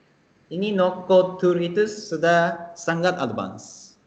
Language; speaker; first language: Indonesian; non-native, fluent; Japanese